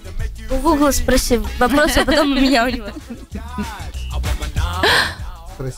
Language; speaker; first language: Russian; early bilingual, heritage; Russian